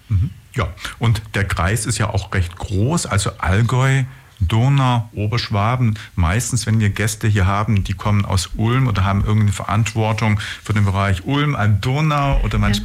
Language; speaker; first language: German; native; German